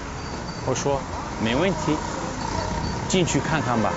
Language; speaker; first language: Chinese; non-native, fluent; English